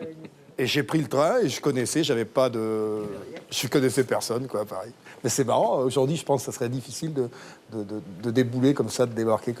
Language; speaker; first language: French; native; French